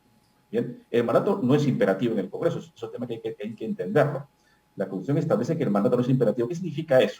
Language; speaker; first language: Spanish; native; Spanish